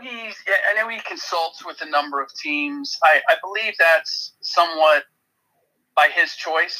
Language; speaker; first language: English; native; English